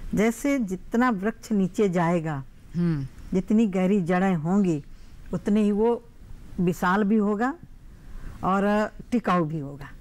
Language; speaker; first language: Hindi; native; Hindi